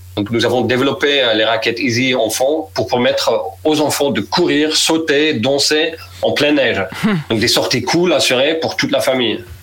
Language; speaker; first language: French; non-native, fluent; Dutch